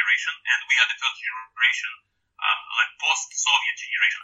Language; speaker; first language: English; non-native, fluent; Russian